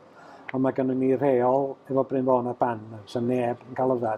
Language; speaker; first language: Welsh; native; Welsh